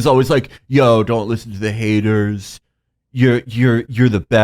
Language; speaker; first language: English; native; English